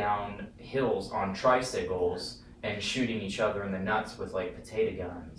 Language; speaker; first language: English; native; English